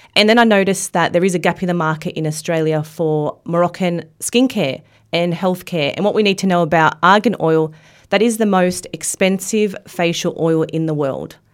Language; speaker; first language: English; native; English